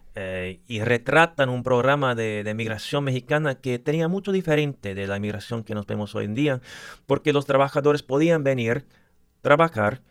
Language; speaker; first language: Spanish; early bilingual, other home language; English